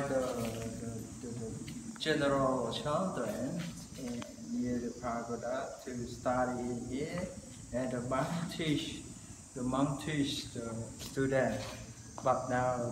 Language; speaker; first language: English; non-native, learner; Khmer